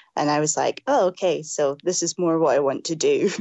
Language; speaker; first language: English; native; English